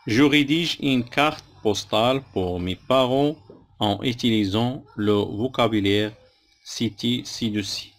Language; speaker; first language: French; non-native, local second language; Arabic